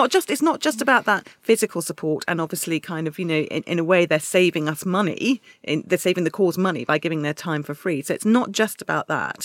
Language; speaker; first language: English; native; English